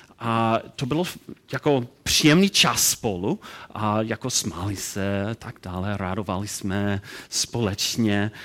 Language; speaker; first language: Czech; non-native, learner; English